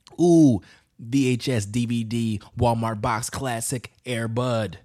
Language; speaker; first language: English; native; English